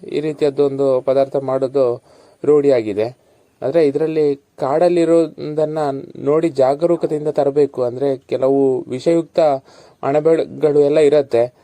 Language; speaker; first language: Kannada; non-native, local second language; Konkani